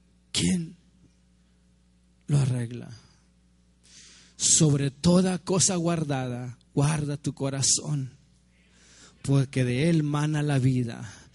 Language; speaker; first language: Spanish; early bilingual, heritage; Spanish